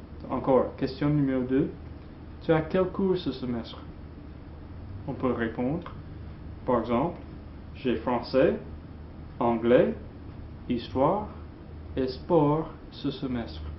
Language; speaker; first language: French; non-native, fluent; English